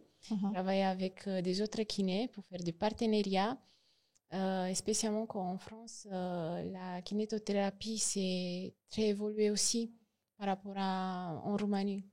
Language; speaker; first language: French; non-native, learner; Romanian